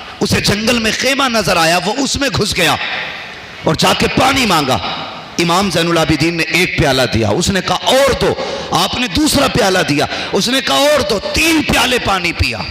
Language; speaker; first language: Urdu; native; Urdu